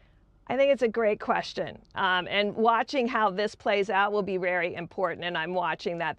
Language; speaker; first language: English; native; English